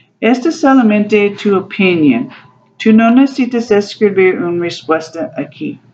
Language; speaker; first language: Spanish; non-native, learner; English